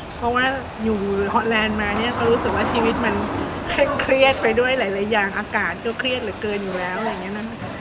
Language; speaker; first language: Thai; native; Thai